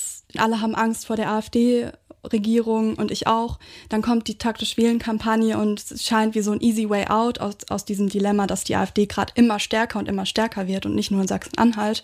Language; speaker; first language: German; native; German